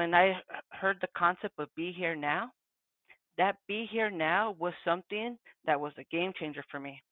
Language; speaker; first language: English; early bilingual, other home language; Spanish